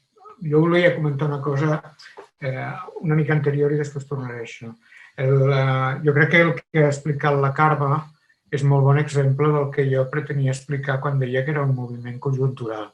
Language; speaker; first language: Catalan; native; Catalan